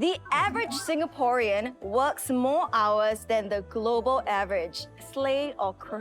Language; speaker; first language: English; native; English